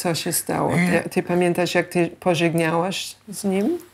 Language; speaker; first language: Polish; early bilingual, heritage; English